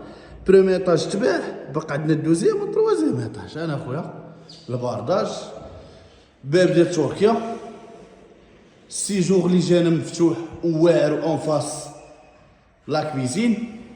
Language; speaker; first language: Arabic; native; Arabic